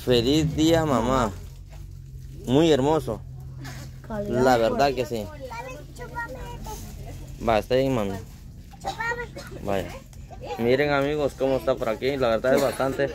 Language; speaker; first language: Spanish; native; Spanish